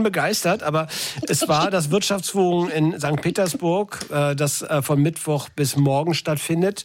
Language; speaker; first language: German; native; German